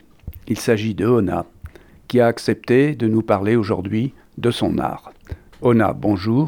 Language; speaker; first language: French; native; French